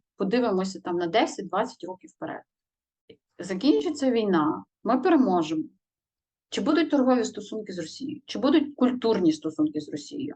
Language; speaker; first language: Ukrainian; native; Ukrainian